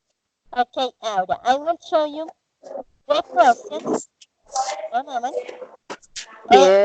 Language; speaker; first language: English; non-native, fluent; Spanish